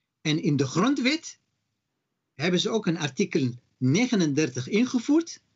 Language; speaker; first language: Dutch; non-native, fluent; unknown